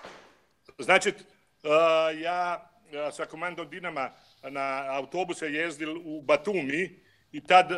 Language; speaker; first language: Russian; non-native, learner; Croatian